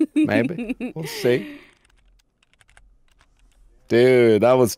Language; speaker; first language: English; native; English